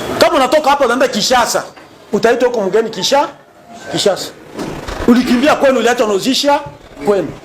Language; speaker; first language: Swahili; native; Swahili